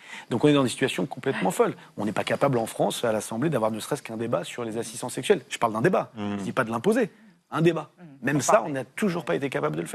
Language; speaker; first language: French; native; French